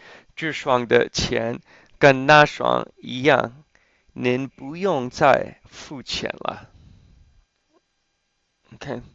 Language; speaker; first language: Chinese; non-native, fluent; English